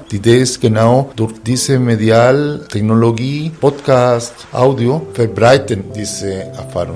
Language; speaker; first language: German; non-native, fluent; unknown